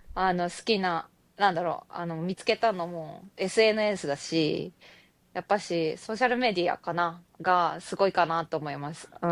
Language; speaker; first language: Japanese; native; Japanese